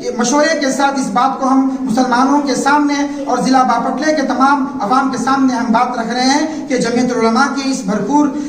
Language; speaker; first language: Urdu; native; Urdu